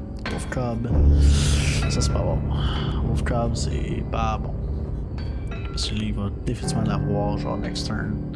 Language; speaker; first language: French; native; French